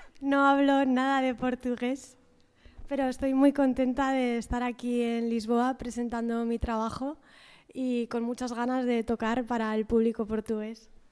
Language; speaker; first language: Spanish; native; Spanish